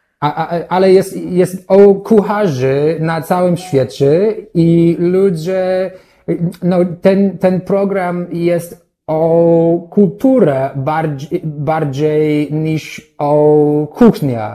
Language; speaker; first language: Polish; non-native, learner; English